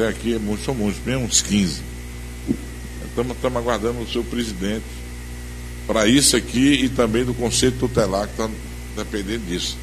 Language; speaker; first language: Portuguese; native; Portuguese